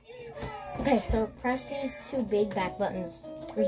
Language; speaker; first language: English; native; English